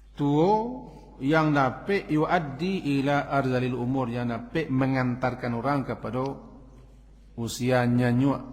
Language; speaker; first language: Malay; non-native, local second language; Minangkabau